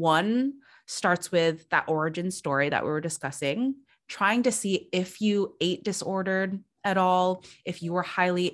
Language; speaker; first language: English; early bilingual, other home language; Filipino